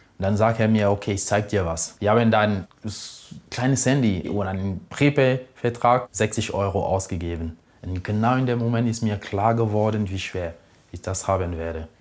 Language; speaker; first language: German; non-native, fluent; French